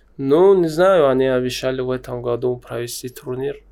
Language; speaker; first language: Russian; non-native, local second language; Tajik